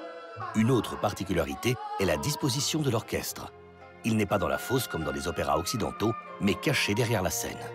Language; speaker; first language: French; native; French